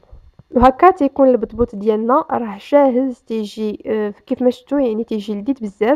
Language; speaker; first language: Arabic; native; Arabic